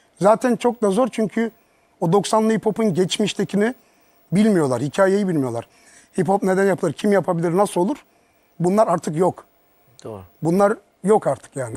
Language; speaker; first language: Turkish; early bilingual, heritage; Turkish